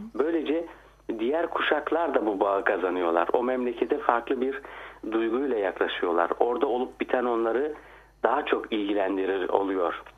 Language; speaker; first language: Turkish; native; Turkish